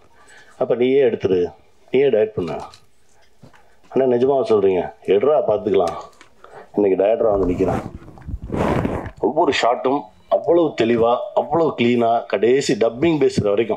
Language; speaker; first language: Tamil; native; Tamil